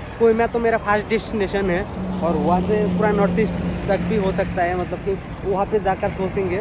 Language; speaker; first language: Hindi; non-native, local second language; Assamese